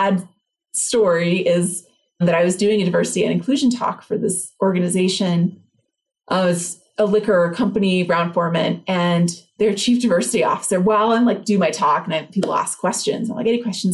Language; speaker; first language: English; native; English